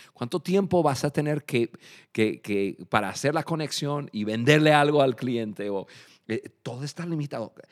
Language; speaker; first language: Spanish; non-native, fluent; English